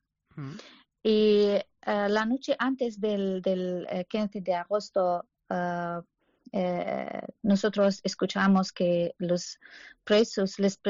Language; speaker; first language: Spanish; non-native, learner; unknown